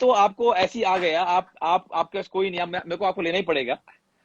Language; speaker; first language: Hindi; native; Hindi